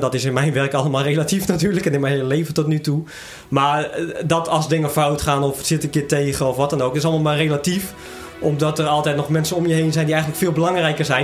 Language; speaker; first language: Dutch; native; Dutch